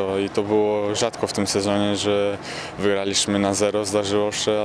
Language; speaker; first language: Polish; non-native, fluent; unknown